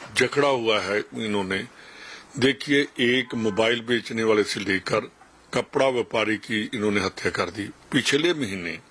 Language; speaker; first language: Urdu; non-native, local second language; Punjabi